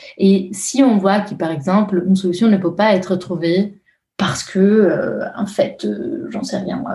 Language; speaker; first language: French; non-native, fluent; Italian